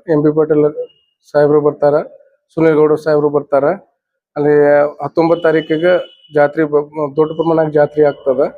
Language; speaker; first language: Kannada; non-native, local second language; Lambadi